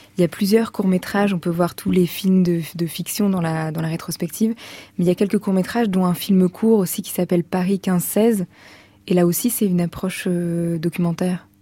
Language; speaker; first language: French; native; French